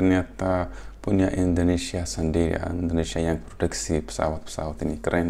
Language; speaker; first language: Indonesian; non-native, fluent; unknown